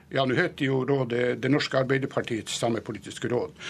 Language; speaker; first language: Norwegian; native; Norwegian